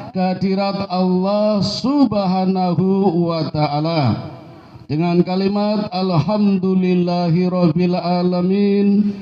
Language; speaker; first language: Indonesian; non-native, local second language; Javanese